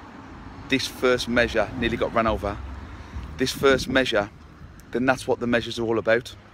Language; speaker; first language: English; native; English